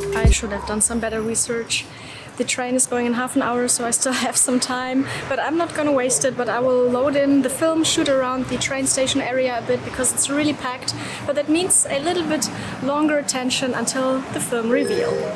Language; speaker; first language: English; non-native, fluent; German